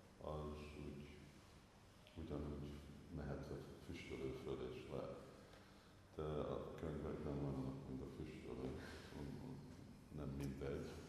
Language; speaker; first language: Hungarian; non-native, fluent; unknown